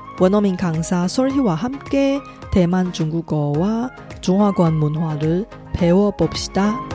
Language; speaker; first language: Korean; non-native, fluent; Chinese